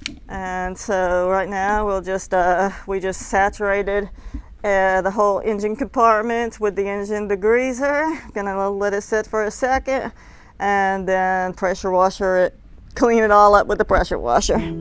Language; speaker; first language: English; native; English